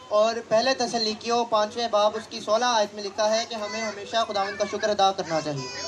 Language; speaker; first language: Urdu; non-native, local second language; Punjabi